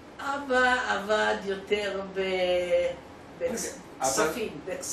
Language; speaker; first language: Hebrew; non-native, fluent; Polish